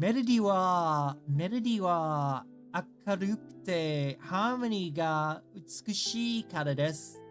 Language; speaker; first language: Japanese; non-native, learner; English